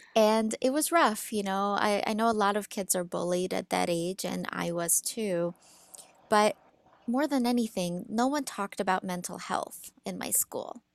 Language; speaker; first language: English; early bilingual, other home language; Russian